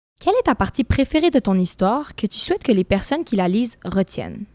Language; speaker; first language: French; native; French